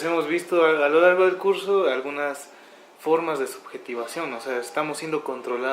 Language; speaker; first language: Spanish; native; Spanish